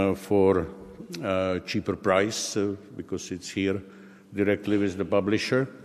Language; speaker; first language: English; non-native, fluent; Czech